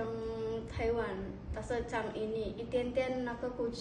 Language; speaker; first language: Cantonese; non-native, learner; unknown